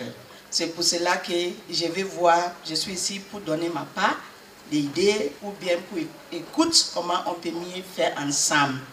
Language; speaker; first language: French; non-native, learner; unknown